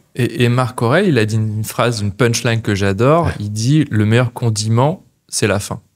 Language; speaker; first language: French; native; French